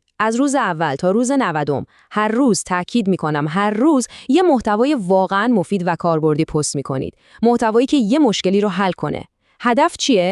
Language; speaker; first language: Persian; native; Persian